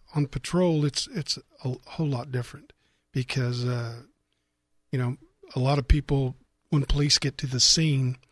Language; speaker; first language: English; native; English